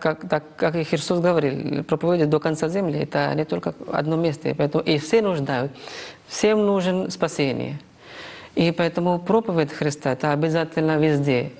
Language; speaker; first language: Russian; non-native, fluent; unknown